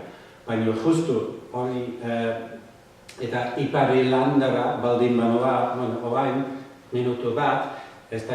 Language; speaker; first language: Basque; non-native, learner; English